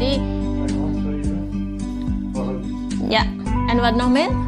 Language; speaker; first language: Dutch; non-native, learner; Indonesian